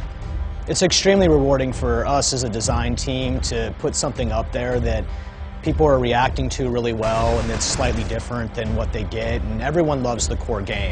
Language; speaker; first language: English; native; English